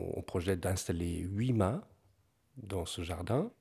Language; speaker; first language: French; non-native, fluent; German